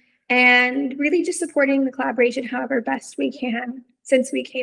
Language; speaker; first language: English; native; English